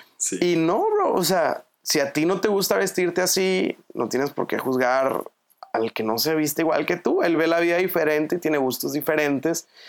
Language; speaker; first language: Spanish; native; Spanish